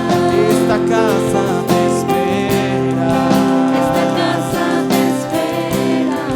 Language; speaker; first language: Spanish; native; Spanish